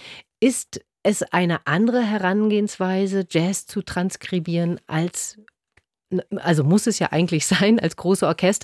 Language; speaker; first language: German; native; German